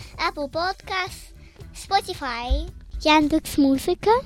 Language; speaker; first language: Russian; early bilingual, heritage; Russian